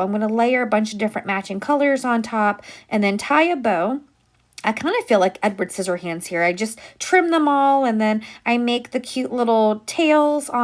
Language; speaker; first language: English; native; English